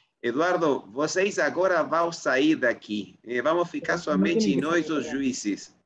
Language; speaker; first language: Portuguese; non-native, fluent; Spanish